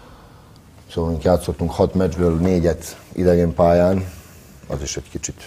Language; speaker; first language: Hungarian; non-native, fluent; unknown